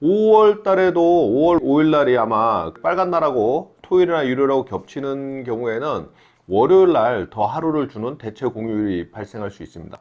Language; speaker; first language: Korean; native; Korean